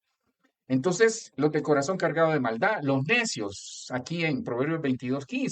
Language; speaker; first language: Spanish; native; Spanish